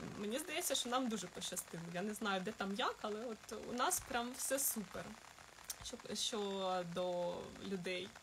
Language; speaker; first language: Ukrainian; non-native, local second language; Russian